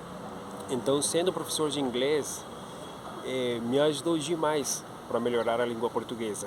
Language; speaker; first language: Portuguese; non-native, fluent; Spanish